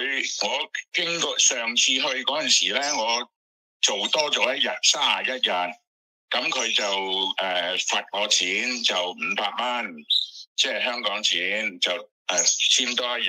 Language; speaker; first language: Cantonese; native; Cantonese